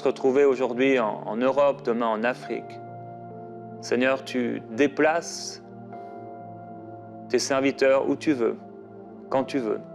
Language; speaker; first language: French; native; French